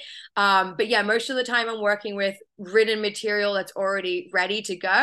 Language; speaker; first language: English; native; English